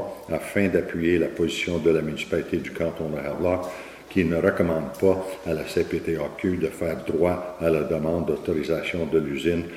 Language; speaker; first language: French; native; French